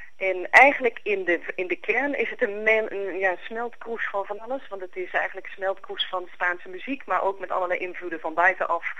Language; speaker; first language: Dutch; native; Dutch